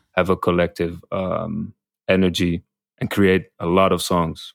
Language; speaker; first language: English; non-native, fluent; Dutch